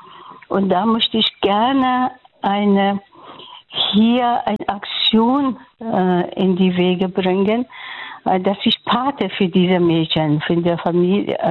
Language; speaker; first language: German; non-native, fluent; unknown